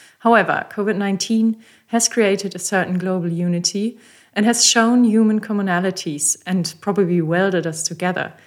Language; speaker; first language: English; non-native, fluent; German